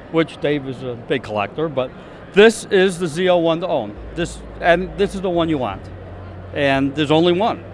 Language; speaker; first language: English; native; English